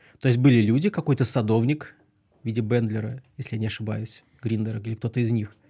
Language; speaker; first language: Russian; native; Russian